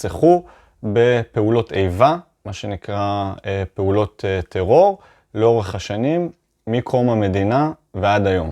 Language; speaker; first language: Hebrew; native; Hebrew